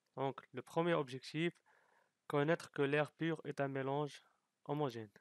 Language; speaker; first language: French; non-native, local second language; Arabic